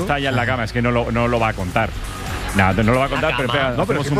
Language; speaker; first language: Spanish; native; Spanish